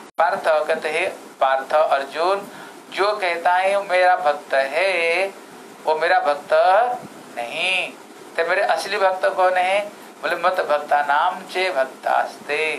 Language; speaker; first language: Hindi; non-native, local second language; Odia